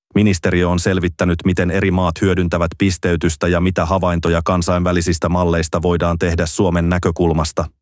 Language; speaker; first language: Finnish; native; Finnish